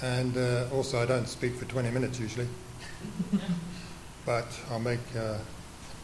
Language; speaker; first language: English; native; English